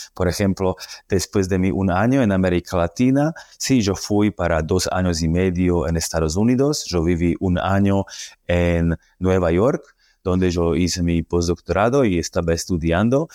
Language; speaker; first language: Spanish; non-native, fluent; Slovak